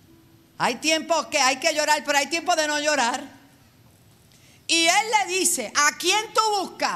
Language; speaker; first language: Spanish; native; Spanish